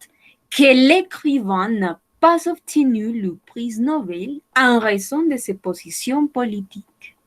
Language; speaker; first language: French; non-native, fluent; Spanish